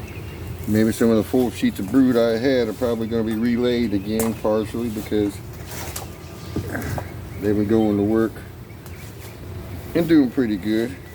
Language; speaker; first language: English; native; English